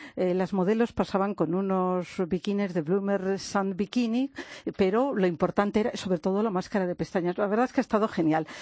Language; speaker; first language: Spanish; native; Spanish